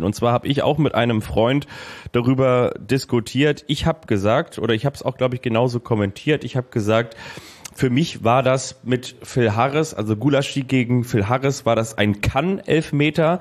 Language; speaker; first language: German; native; German